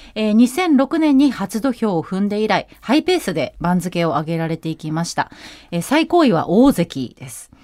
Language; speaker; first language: Japanese; non-native, fluent; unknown